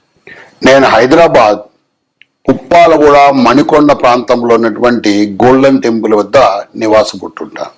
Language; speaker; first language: Telugu; native; Telugu